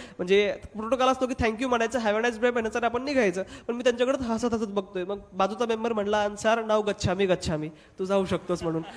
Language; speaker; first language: Marathi; non-native, local second language; Hindi